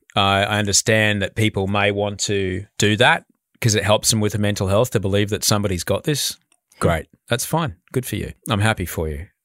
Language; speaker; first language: English; native; English